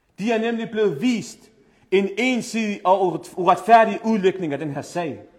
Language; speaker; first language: Danish; early bilingual, other home language; Arabic